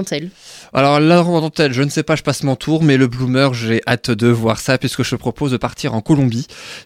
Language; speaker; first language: French; native; French